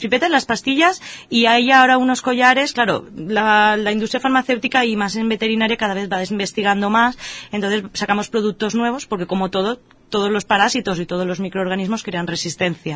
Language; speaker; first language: Spanish; native; Spanish